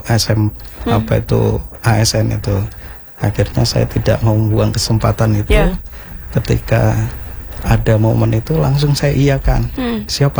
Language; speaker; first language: Indonesian; non-native, local second language; Javanese